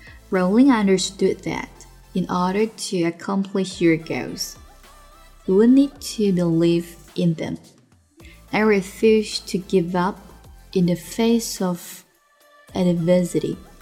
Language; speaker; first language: English; non-native, fluent; Chinese